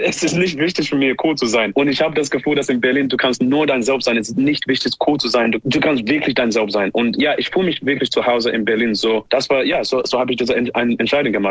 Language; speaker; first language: German; non-native, learner; English